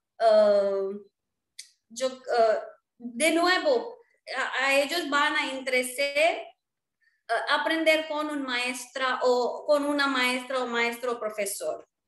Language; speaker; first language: Spanish; non-native, fluent; Marwari